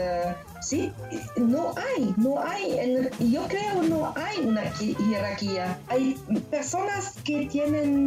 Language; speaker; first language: Spanish; non-native, learner; German